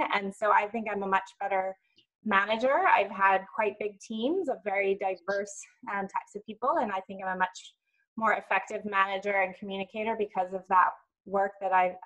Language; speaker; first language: English; native; English